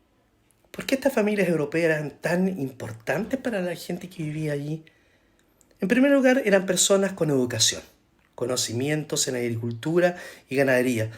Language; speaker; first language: Spanish; native; Spanish